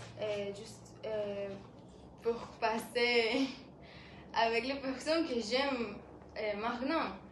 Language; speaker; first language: French; non-native, learner; Spanish